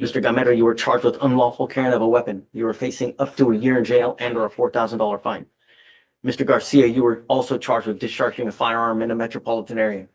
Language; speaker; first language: English; native; English